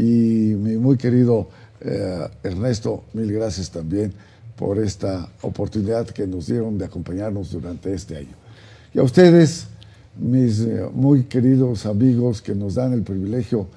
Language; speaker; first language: Spanish; native; Spanish